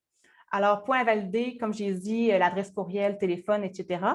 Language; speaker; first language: French; native; French